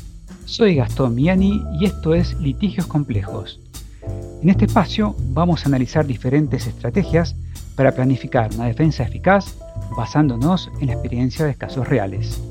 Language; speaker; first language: Spanish; native; Spanish